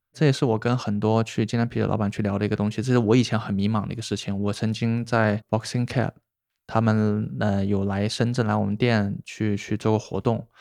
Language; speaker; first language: Chinese; native; Chinese